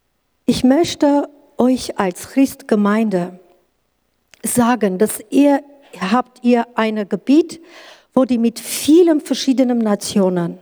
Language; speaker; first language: German; non-native, learner; Kurdish